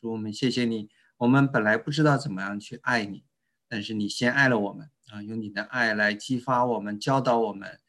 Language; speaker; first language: Chinese; native; Chinese